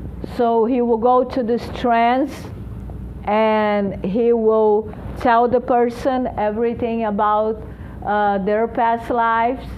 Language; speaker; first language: English; non-native, fluent; Portuguese